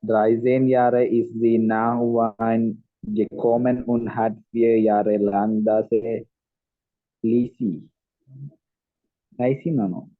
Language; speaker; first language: German; non-native, learner; Malayalam